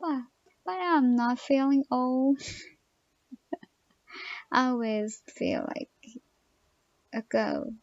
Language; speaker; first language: English; non-native, learner; Thai